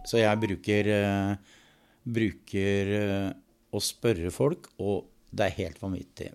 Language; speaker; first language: Norwegian; native; Norwegian